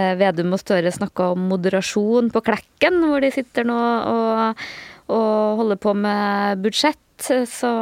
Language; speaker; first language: Norwegian; native; Norwegian